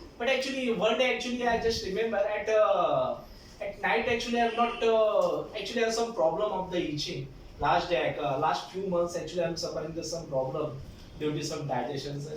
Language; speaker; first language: English; non-native, local second language; Marathi